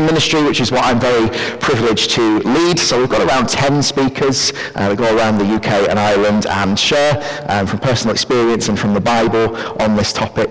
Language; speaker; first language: English; native; English